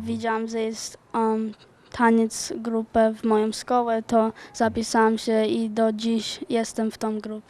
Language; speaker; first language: Polish; early bilingual, other home language; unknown